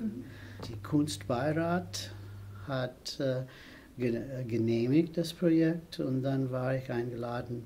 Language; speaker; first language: German; non-native, fluent; English